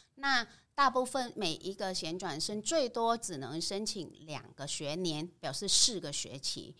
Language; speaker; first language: Chinese; non-native, fluent; Vietnamese